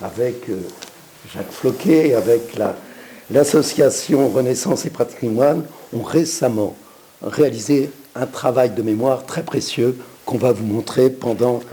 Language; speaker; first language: French; native; French